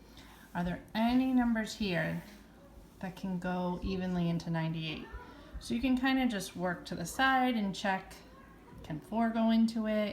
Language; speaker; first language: English; native; English